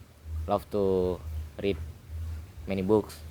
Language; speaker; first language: English; non-native, learner; Indonesian